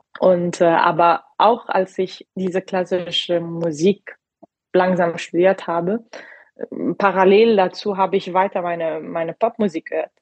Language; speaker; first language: German; non-native, fluent; Arabic